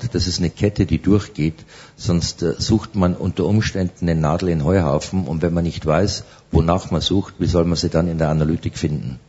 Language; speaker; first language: German; native; German